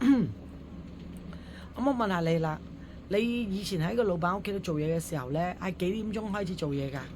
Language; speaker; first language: Cantonese; native; Cantonese